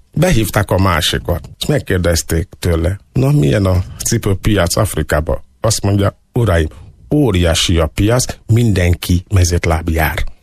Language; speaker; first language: Hungarian; non-native, fluent; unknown